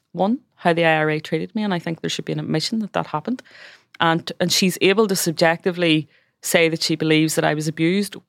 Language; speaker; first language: English; native; English